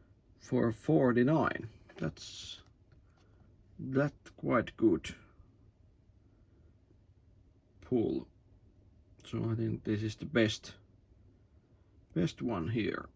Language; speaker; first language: English; non-native, learner; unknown